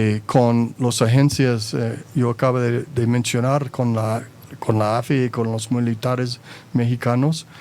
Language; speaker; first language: Spanish; non-native, fluent; English